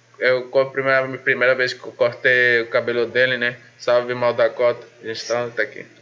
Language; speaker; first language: Portuguese; non-native, fluent; Spanish